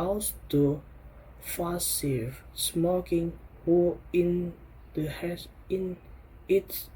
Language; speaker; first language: English; non-native, learner; Indonesian